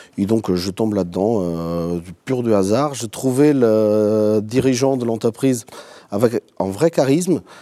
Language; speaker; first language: French; non-native, fluent; Portuguese